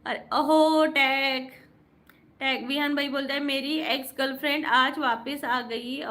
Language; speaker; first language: Hindi; non-native, local second language; Marathi